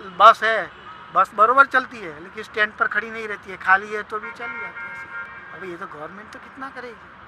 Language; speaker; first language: Hindi; non-native, local second language; Gujarati